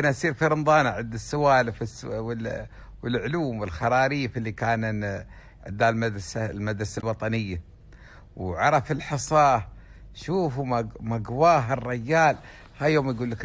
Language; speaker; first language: Arabic; native; Arabic